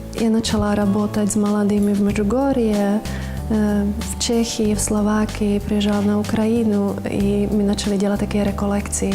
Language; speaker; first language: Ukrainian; non-native, learner; Czech